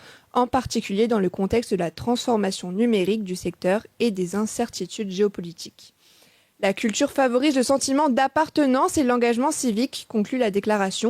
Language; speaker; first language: French; native; French